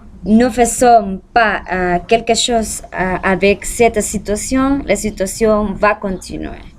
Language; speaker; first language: French; non-native, learner; Spanish